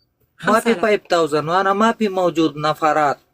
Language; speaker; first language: Arabic; non-native, learner; Pashto